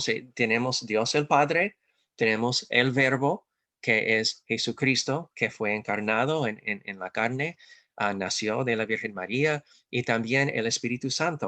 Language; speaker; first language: Spanish; non-native, fluent; English